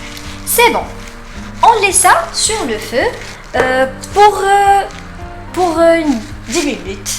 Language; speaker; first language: French; non-native, local second language; Arabic